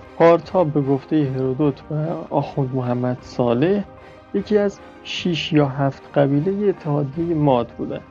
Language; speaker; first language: Persian; non-native, local second language; Baluchi